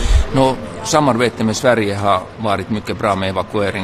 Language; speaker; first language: Swedish; non-native, local second language; Finnish